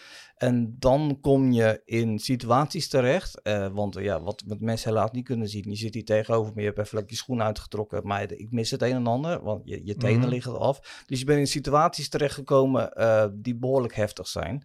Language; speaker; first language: Dutch; native; Dutch